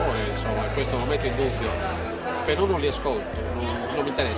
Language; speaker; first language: Italian; native; Italian